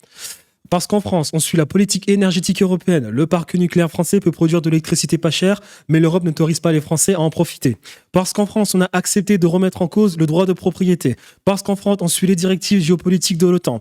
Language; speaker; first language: French; native; French